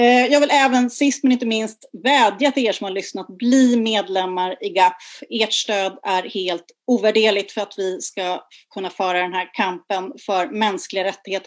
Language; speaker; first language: Swedish; native; Swedish